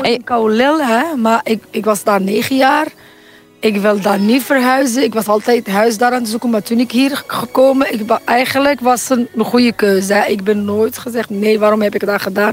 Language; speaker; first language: Dutch; non-native, learner; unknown